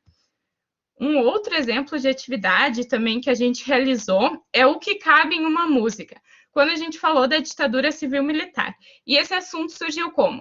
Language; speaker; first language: Portuguese; native; Portuguese